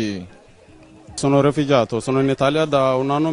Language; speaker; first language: Italian; non-native, learner; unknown